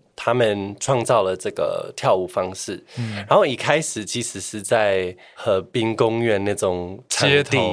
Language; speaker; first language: Chinese; non-native, fluent; English